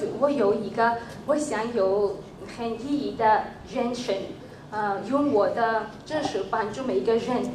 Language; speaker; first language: Chinese; non-native, learner; Georgian